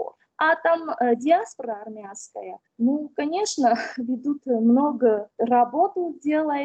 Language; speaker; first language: Russian; non-native, fluent; Armenian